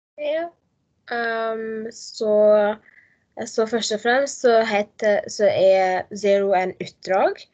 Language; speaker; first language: Norwegian; non-native, learner; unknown